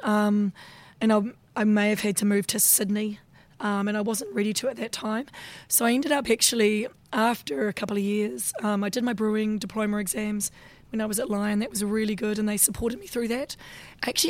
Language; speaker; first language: English; native; English